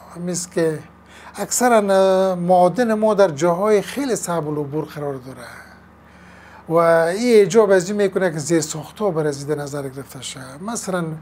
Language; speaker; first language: Persian; native; Persian